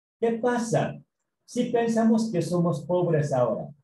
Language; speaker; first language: Spanish; non-native, learner; Korean